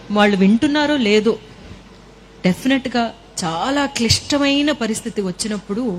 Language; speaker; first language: Telugu; native; Telugu